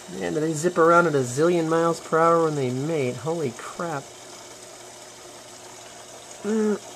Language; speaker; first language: English; native; English